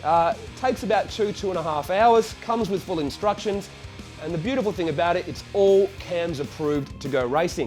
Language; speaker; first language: English; native; English